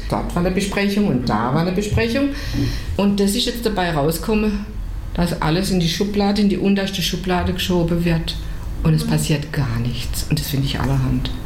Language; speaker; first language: German; native; German